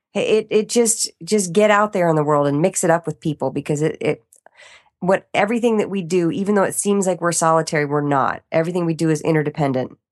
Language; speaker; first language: English; native; English